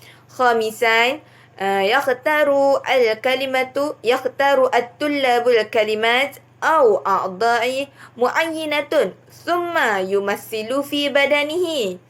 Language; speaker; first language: Arabic; non-native, learner; Malay